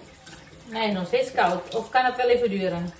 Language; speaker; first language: Dutch; non-native, learner; Indonesian